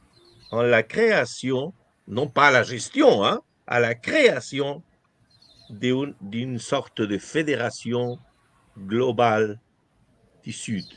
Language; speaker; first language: French; non-native, fluent; Spanish